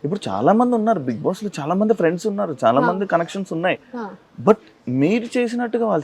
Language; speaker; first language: Telugu; native; Telugu